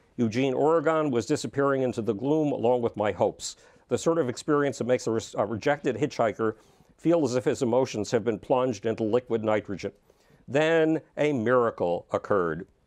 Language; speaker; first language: English; native; English